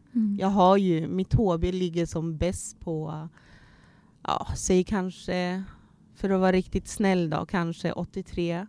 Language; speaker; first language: Swedish; early bilingual, other home language; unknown